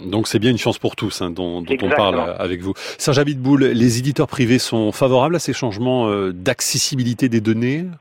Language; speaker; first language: French; native; French